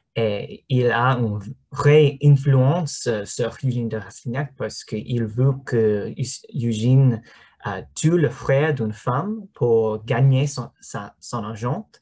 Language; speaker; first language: French; non-native, learner; English